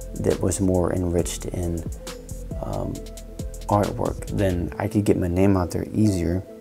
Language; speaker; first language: English; native; English